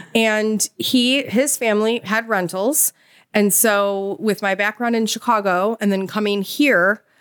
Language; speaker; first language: English; native; English